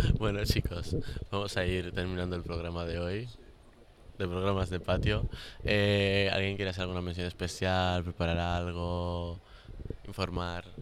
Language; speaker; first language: Spanish; native; Spanish